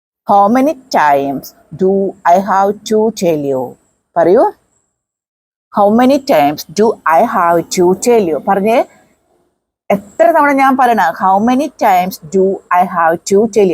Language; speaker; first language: English; non-native, local second language; Malayalam